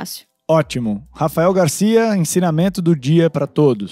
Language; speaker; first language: Portuguese; native; Portuguese